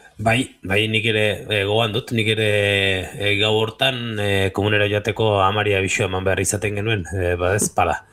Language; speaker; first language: Basque; native; Basque